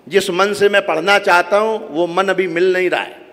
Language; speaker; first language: Hindi; native; Hindi